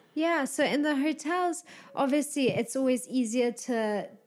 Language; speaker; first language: English; native; English